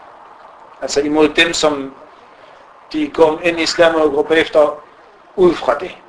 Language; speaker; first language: Danish; non-native, fluent; Arabic